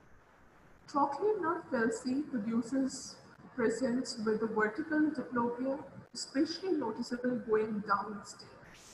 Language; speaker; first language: English; non-native, local second language; Hindi